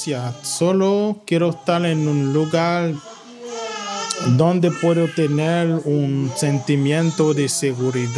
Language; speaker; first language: Spanish; non-native, fluent; Haitian Creole